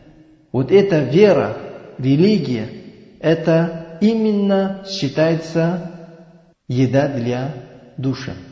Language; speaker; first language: Russian; non-native, learner; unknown